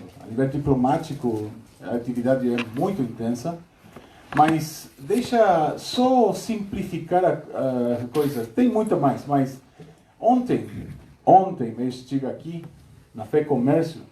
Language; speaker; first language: Portuguese; non-native, fluent; Spanish